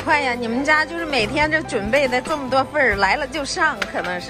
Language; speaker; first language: Chinese; native; Chinese